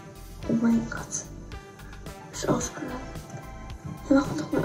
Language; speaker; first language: German; early bilingual, other home language; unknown